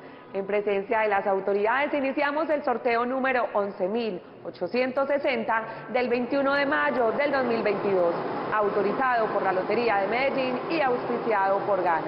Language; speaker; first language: Spanish; native; Spanish